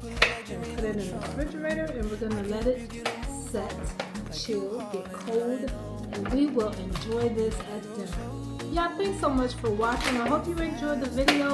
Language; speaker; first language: English; native; English